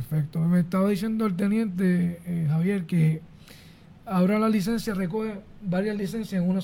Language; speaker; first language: Spanish; native; Spanish